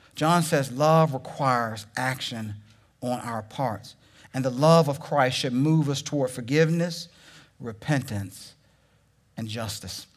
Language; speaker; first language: English; native; English